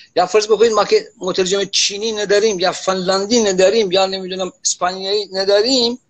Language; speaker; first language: Persian; non-native, local second language; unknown